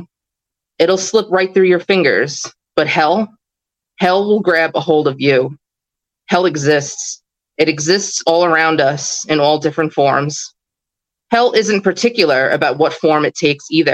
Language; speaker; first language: English; native; English